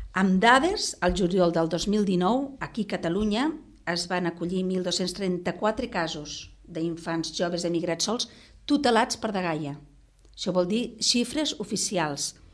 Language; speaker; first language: Catalan; non-native, local second language; Spanish